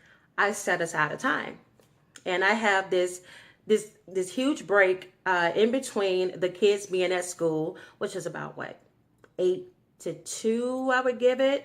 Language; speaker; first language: English; native; English